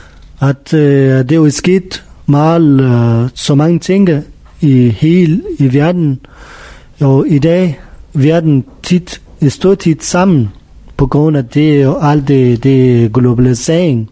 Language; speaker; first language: Danish; non-native, learner; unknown